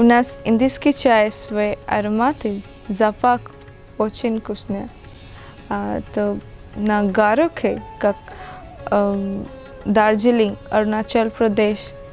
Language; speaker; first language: Russian; non-native, learner; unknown